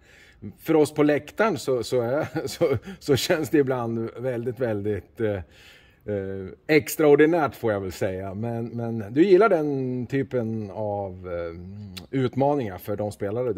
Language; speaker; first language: Swedish; native; Swedish